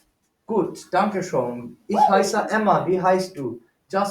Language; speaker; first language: German; non-native, fluent; English